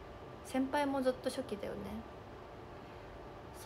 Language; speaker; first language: Japanese; native; Japanese